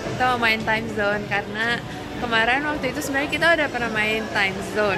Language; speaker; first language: Indonesian; early bilingual, heritage; Indonesian